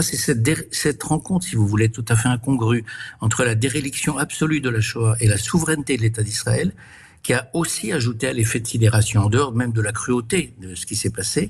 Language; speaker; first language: French; native; French